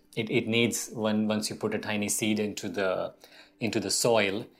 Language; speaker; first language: English; non-native, local second language; Gujarati